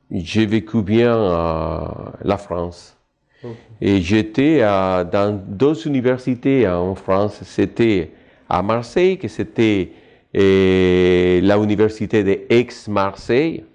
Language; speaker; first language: French; non-native, fluent; Spanish